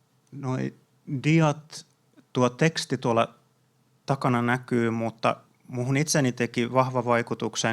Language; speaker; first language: Finnish; native; Finnish